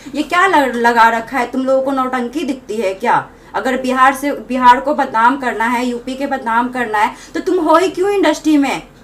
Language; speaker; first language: Hindi; native; Hindi